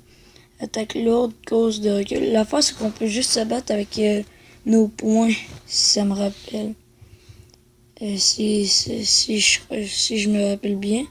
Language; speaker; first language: French; native; French